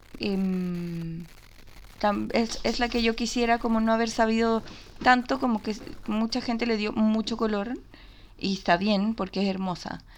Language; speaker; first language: Spanish; native; Spanish